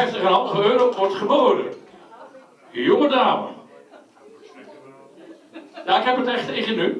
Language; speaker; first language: Dutch; native; Dutch